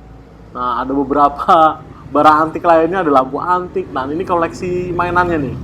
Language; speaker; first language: Indonesian; native; Indonesian